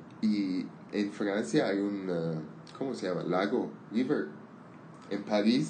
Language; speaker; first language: Spanish; non-native, learner; Armenian